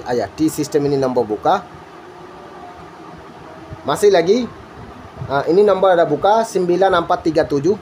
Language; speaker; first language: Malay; non-native, learner; Bangla